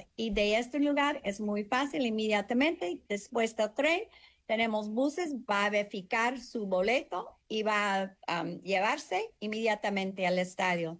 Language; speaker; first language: Spanish; non-native, fluent; English